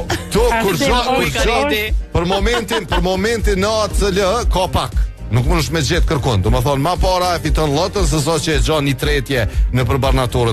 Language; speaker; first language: Albanian; native; Albanian